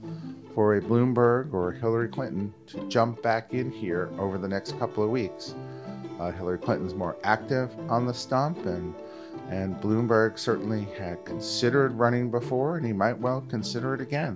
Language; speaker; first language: English; native; English